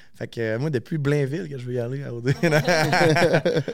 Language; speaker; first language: French; native; French